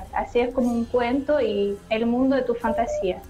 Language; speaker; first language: Spanish; non-native, learner; Russian